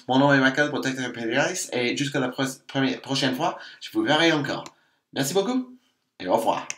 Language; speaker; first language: French; non-native, fluent; English